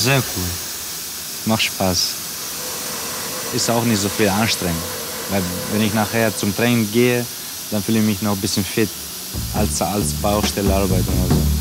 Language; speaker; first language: German; non-native, fluent; Albanian